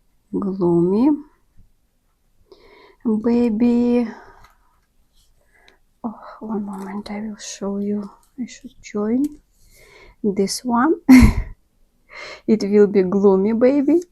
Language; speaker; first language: English; non-native, learner; Russian